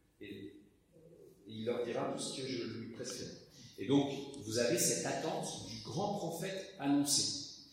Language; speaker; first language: French; native; French